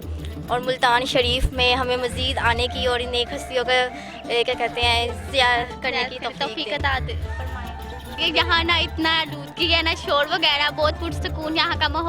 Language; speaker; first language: Hindi; non-native, local second language; Punjabi